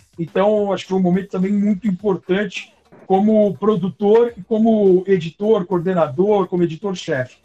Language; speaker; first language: Portuguese; native; Portuguese